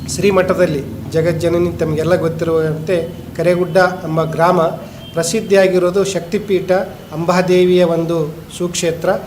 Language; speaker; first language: Kannada; native; Kannada